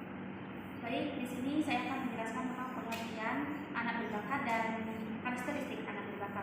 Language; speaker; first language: Indonesian; non-native, local second language; Madurese